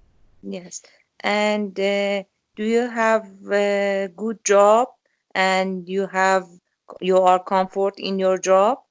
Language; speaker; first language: English; non-native, learner; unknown